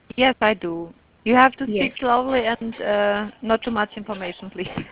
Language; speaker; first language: English; non-native, fluent; German